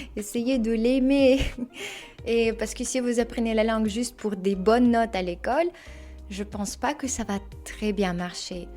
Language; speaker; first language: French; non-native, fluent; Russian